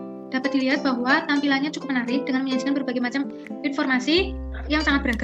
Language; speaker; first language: Indonesian; native; Indonesian